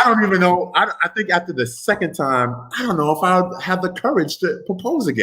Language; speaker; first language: English; native; English